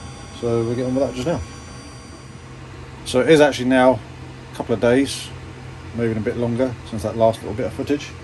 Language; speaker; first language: English; native; English